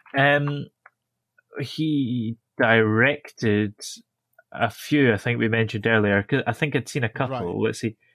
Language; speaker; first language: English; native; English